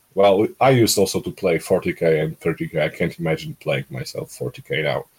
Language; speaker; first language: English; non-native, fluent; Polish